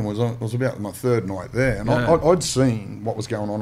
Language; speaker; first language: English; native; English